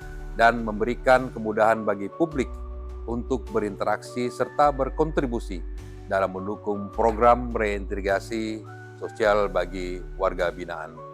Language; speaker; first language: Indonesian; native; Indonesian